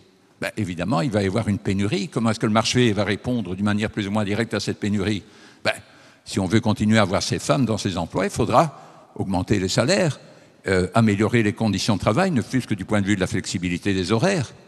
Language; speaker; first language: French; native; French